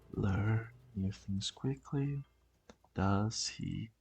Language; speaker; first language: English; non-native, fluent; Portuguese